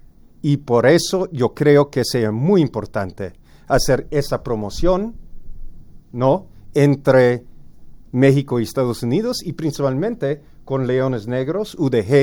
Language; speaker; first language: Spanish; non-native, fluent; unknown